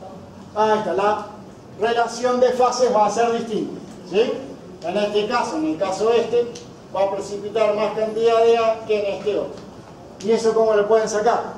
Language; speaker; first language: Spanish; native; Spanish